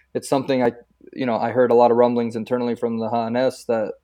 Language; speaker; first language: English; early bilingual, other home language; Croatian